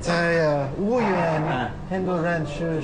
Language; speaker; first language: Chinese; non-native, learner; English